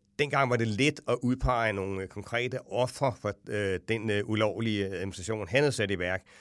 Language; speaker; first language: Danish; native; Danish